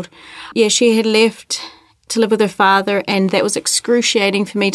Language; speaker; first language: English; native; English